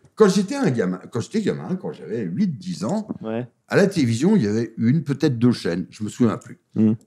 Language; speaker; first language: French; native; French